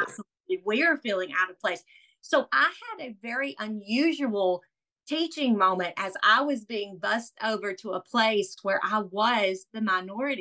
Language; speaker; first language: English; native; English